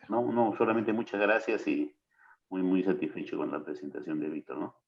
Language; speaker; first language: Spanish; native; Spanish